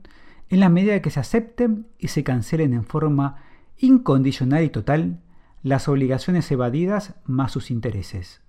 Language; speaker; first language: Spanish; native; Spanish